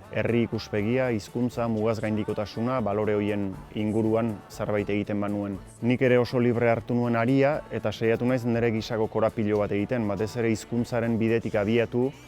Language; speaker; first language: Basque; native; Basque